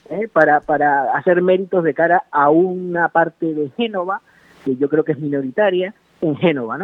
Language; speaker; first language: Spanish; native; Spanish